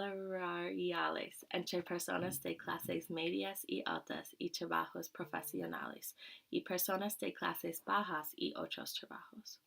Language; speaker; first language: Spanish; non-native, learner; English